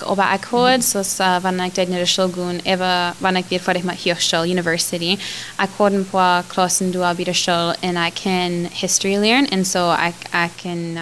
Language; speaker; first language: German; non-native, learner; Plautdietsch